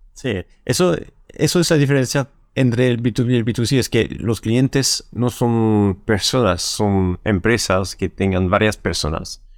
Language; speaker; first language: Spanish; non-native, fluent; French